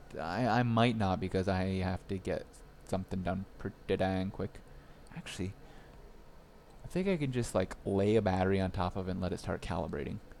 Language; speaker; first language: English; native; English